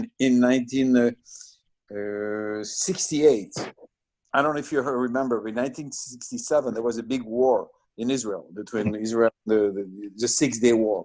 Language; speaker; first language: English; non-native, fluent; French